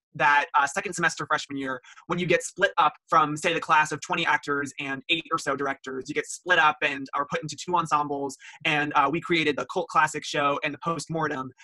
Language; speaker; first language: English; native; English